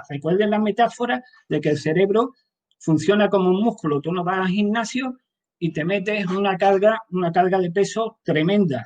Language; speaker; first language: Spanish; native; Spanish